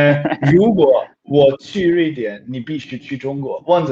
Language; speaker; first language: Chinese; non-native, fluent; Swedish